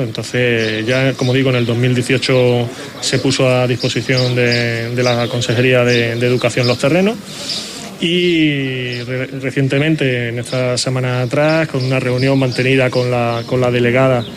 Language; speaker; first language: Spanish; native; Spanish